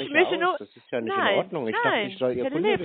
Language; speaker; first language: German; native; German